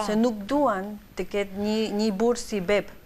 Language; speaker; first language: Albanian; non-native, learner; Spanish